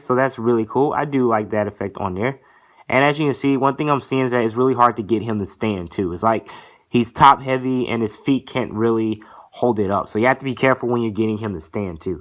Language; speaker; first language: English; native; English